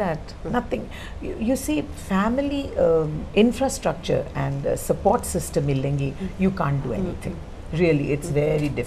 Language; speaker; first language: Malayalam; non-native, local second language; English